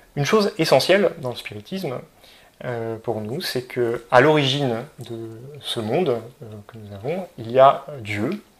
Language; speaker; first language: French; native; French